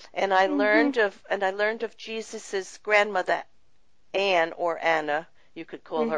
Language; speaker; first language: English; early bilingual, other home language; Russian